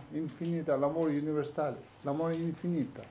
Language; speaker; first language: Italian; non-native, learner; Tibetan